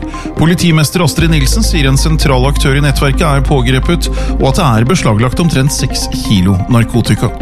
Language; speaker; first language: Norwegian; native; Norwegian